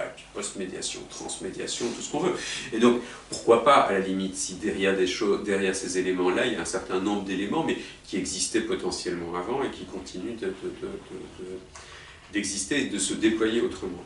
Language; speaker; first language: French; native; French